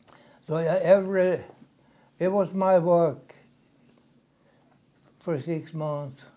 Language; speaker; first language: English; non-native, learner; Swedish